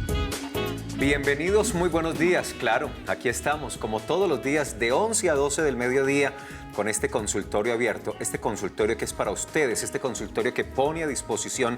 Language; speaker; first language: Spanish; native; Spanish